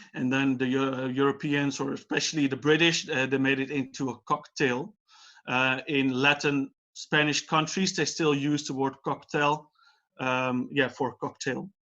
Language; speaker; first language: English; non-native, fluent; Dutch